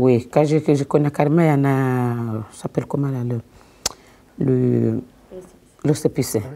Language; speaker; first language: French; non-native, learner; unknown